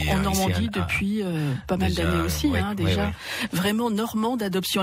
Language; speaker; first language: French; native; French